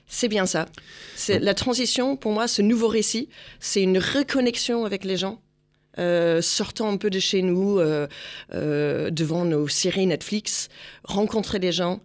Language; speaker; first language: French; non-native, fluent; English